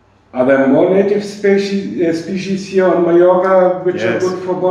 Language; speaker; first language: English; non-native, fluent; German